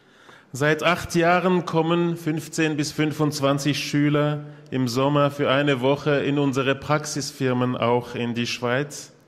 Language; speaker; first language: German; non-native, local second language; French